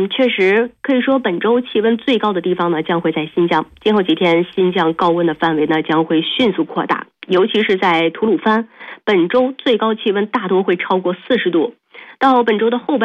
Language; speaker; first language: Chinese; native; Chinese